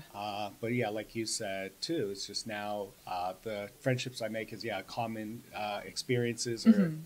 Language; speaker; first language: English; native; English